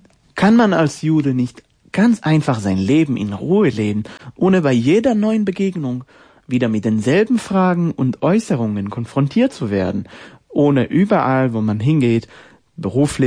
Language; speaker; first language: German; non-native, fluent; Hebrew